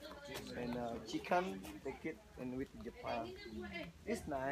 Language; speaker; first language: English; non-native, learner; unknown